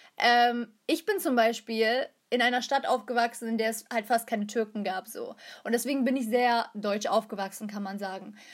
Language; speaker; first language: German; early bilingual, other home language; Turkish